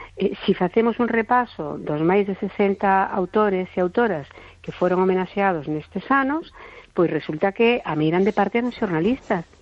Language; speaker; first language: Galician; non-native, local second language; Spanish